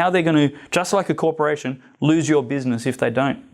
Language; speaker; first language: English; native; English